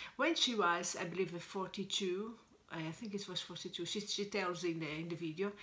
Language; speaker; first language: English; non-native, fluent; Portuguese